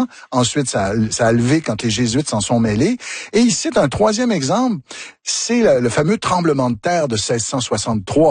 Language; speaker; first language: French; native; French